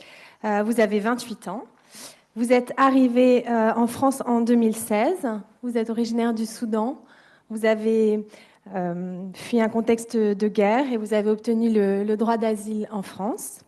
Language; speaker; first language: French; native; French